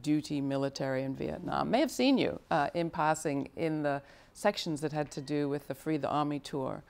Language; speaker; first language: English; native; English